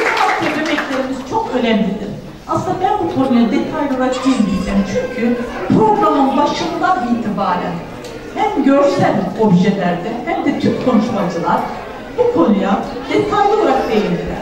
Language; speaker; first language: Turkish; native; Turkish